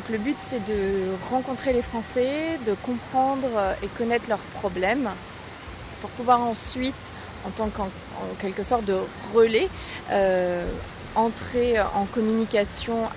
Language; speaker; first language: French; native; French